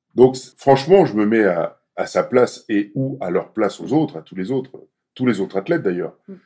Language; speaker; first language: French; native; French